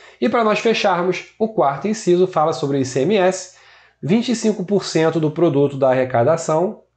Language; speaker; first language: Portuguese; native; Portuguese